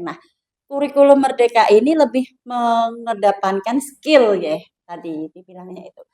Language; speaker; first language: Indonesian; non-native, local second language; Javanese